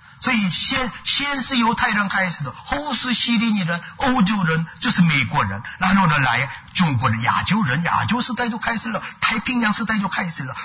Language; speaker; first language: Chinese; non-native, fluent; Korean